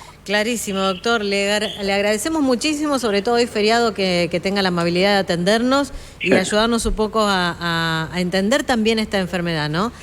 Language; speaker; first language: Spanish; native; Spanish